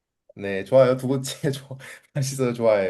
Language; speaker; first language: Korean; non-native, fluent; Cantonese